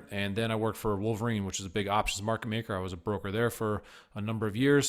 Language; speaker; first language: English; native; English